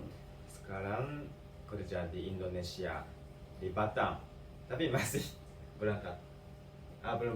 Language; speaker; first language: Indonesian; non-native, learner; Japanese